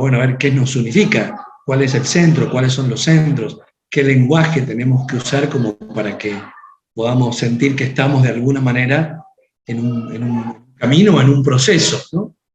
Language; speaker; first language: Spanish; native; Spanish